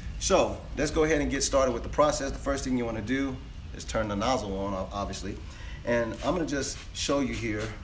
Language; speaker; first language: English; native; English